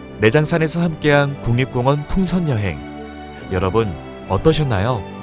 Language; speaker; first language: Korean; native; Korean